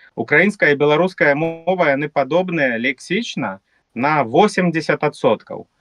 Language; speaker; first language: Belarusian; non-native, local second language; Russian